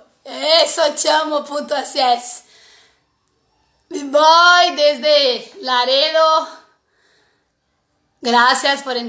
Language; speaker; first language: Spanish; non-native, fluent; Portuguese